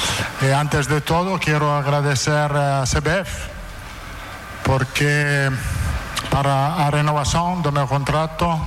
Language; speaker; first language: Portuguese; non-native, fluent; Italian